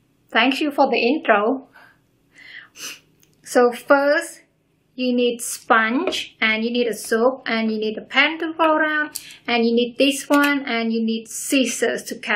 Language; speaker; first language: English; non-native, learner; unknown